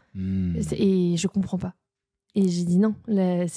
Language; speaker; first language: French; native; French